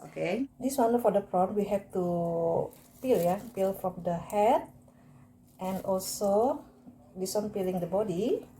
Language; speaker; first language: English; non-native, learner; Indonesian